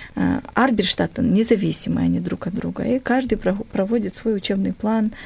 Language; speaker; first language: Russian; non-native, local second language; Kyrgyz